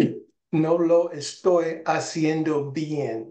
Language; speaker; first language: Spanish; non-native, learner; English